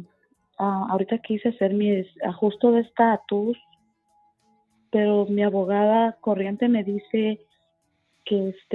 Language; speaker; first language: Spanish; early bilingual, other home language; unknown